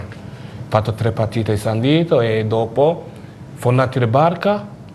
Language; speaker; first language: Italian; non-native, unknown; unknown